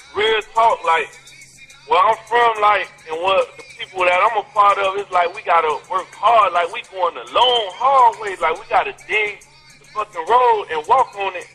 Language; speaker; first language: English; native; English